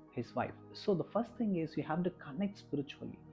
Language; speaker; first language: English; non-native, local second language; Kannada